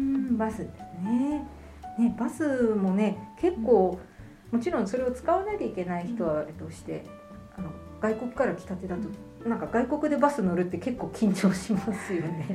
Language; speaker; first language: Japanese; native; Japanese